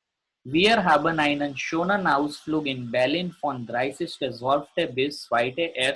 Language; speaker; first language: German; non-native, learner; Gujarati